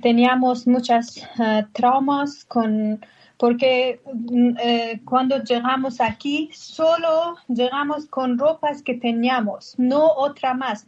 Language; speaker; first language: Spanish; non-native, learner; Persian